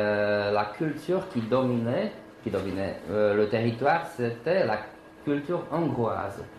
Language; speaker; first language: French; non-native, fluent; Slovak